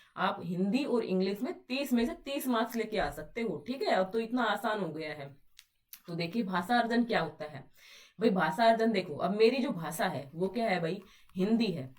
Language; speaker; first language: Hindi; native; Hindi